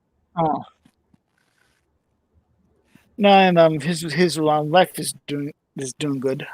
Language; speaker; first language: English; native; English